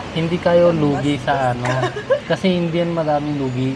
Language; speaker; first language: Filipino; non-native, learner; Hindi